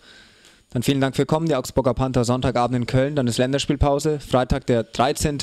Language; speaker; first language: German; native; German